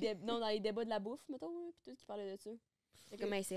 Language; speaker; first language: French; native; French